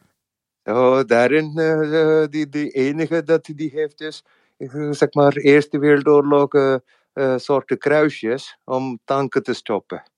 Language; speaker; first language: Dutch; non-native, fluent; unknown